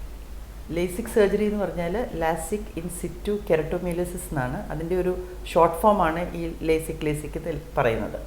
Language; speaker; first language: Malayalam; native; Malayalam